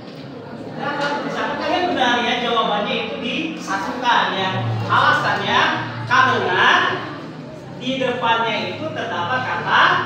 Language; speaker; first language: Indonesian; native; Indonesian